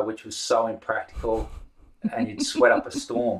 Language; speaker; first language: English; native; English